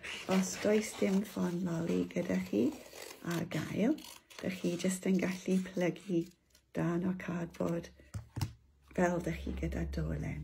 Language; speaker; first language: Welsh; non-native, local second language; English